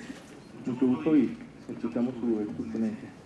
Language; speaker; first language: Spanish; native; Spanish